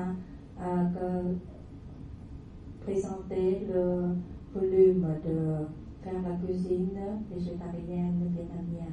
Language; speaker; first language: French; non-native, learner; Vietnamese